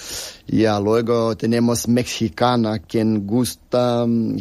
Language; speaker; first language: Spanish; non-native, learner; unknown